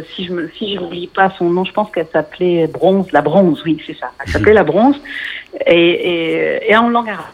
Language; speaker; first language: French; non-native, local second language; Arabic